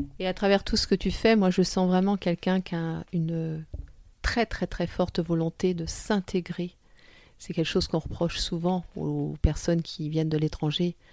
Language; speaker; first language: French; native; French